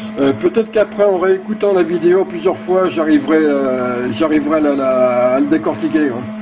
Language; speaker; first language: French; native; French